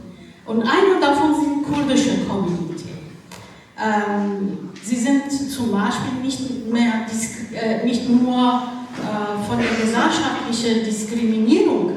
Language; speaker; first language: German; non-native, fluent; Kurdish